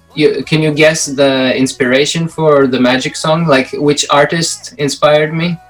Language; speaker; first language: English; non-native, fluent; Belarusian